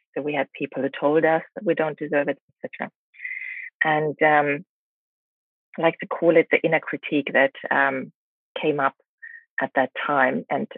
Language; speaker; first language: English; non-native, fluent; German